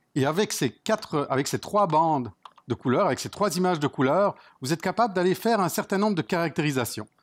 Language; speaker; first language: French; native; French